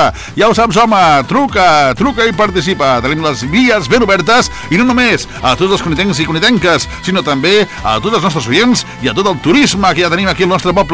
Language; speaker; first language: Catalan; native; Catalan